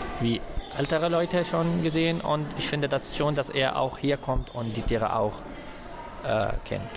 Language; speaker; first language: German; non-native, fluent; Arabic